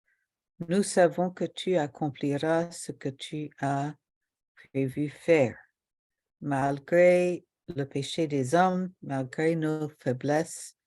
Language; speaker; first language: French; non-native, local second language; Haitian Creole